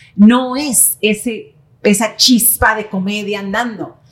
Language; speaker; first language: Spanish; native; Spanish